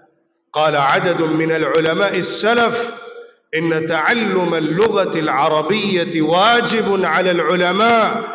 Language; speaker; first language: Arabic; non-native, fluent; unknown